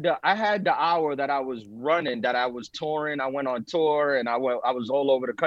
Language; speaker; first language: English; early bilingual, other home language; Spanish